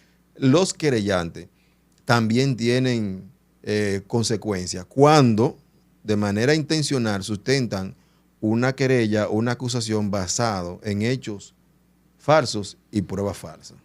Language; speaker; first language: Spanish; native; Spanish